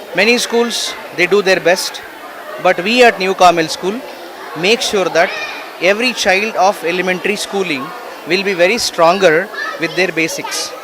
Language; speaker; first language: English; non-native, local second language; Kannada